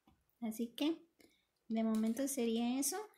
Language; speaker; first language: Spanish; native; Spanish